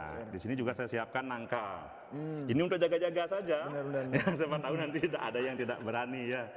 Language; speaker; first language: Indonesian; native; Indonesian